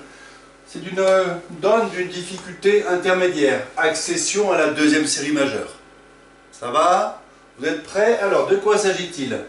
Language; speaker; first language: French; native; French